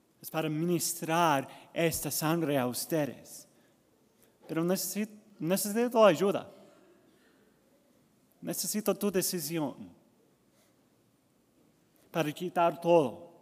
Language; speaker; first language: Spanish; non-native, learner; English